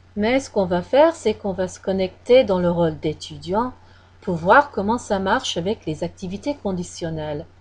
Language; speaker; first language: French; non-native, fluent; English